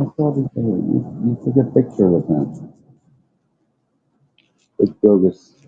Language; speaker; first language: English; non-native, learner; Dutch